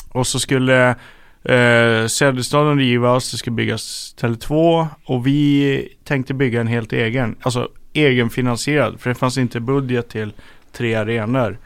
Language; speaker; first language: Swedish; native; Swedish